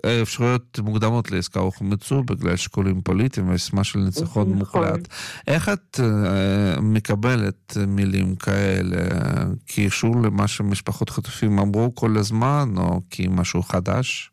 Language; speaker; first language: Hebrew; non-native, fluent; Russian